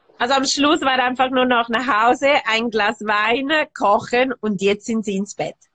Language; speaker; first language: German; non-native, local second language; Italian